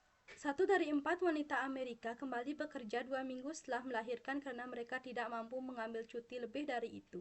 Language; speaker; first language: Indonesian; non-native, local second language; Balinese